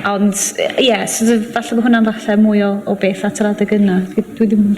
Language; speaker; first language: Welsh; native; Welsh